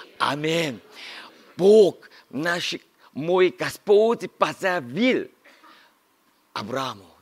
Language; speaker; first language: Russian; non-native, learner; Korean